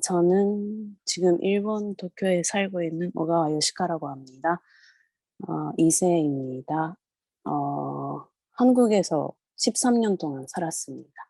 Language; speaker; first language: Korean; non-native, local second language; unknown